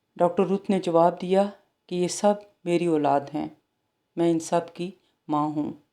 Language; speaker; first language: Urdu; native; Urdu